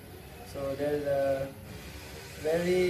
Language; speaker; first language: English; non-native, local second language; Malay